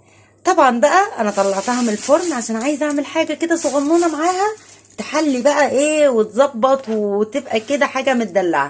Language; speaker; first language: Arabic; native; Arabic